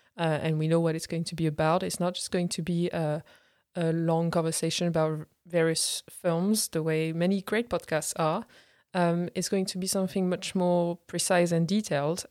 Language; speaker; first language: English; non-native, fluent; French